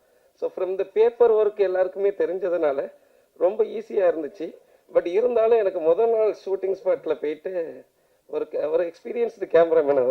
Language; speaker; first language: Tamil; native; Tamil